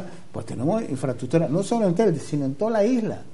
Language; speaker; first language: Spanish; native; Spanish